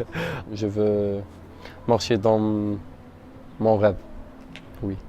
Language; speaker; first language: French; non-native, learner; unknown